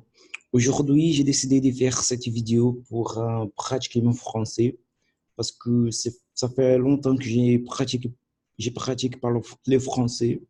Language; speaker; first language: French; non-native, learner; Portuguese